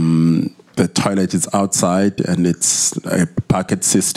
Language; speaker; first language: English; non-native, local second language; Zulu